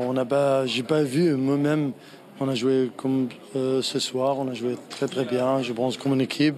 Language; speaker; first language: French; non-native, learner; Arabic